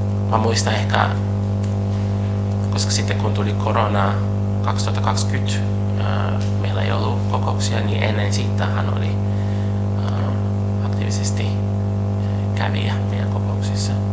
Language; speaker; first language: Finnish; non-native, fluent; Portuguese